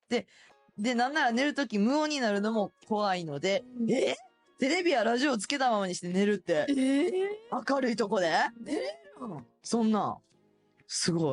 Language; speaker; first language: Japanese; native; Japanese